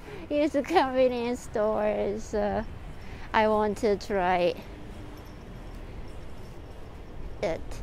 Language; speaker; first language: English; non-native, learner; Japanese